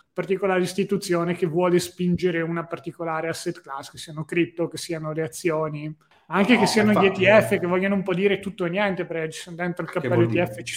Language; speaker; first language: Italian; native; Italian